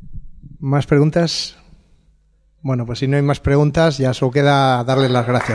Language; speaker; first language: Spanish; native; Spanish